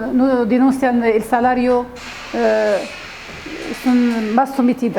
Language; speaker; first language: Spanish; non-native, fluent; Arabic